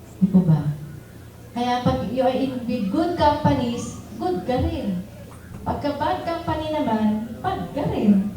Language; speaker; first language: Filipino; native; Filipino